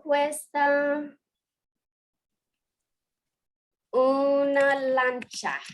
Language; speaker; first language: Spanish; non-native, fluent; English